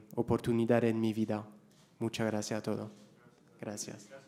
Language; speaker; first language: Spanish; non-native, learner; French